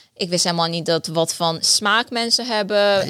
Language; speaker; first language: Dutch; non-native, fluent; Persian